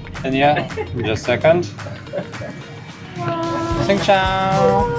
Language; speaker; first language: English; non-native, fluent; Lithuanian